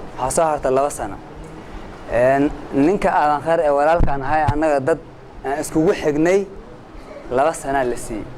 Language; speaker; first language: Somali; native; Somali